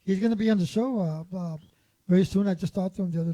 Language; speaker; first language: English; native; English